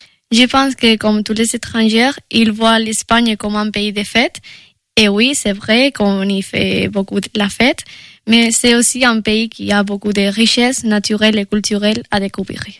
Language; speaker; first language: French; non-native, fluent; Spanish